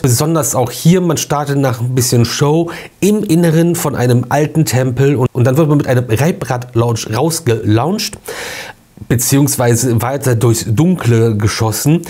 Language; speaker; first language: German; native; German